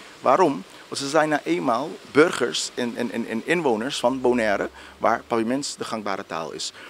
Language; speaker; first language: Dutch; non-native, local second language; Papiamento